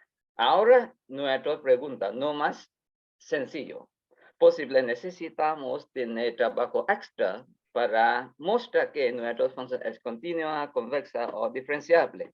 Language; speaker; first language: Spanish; non-native, learner; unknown